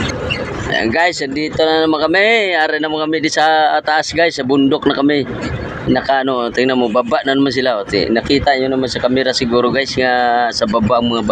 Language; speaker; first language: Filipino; non-native, local second language; Hiligaynon